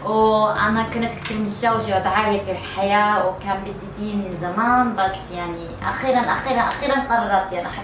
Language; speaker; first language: Arabic; non-native, learner; Korean